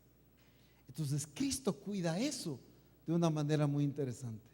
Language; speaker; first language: Spanish; native; Spanish